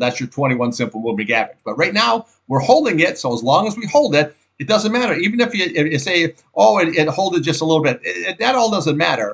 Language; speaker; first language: English; native; English